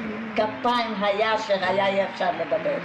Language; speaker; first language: Hebrew; non-native, fluent; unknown